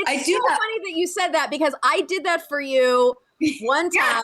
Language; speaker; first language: English; native; English